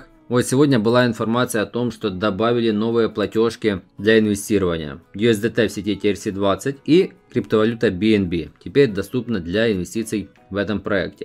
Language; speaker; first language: Russian; native; Russian